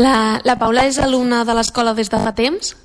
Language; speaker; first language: Catalan; native; Catalan